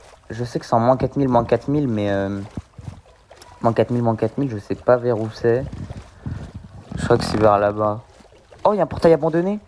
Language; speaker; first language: French; native; French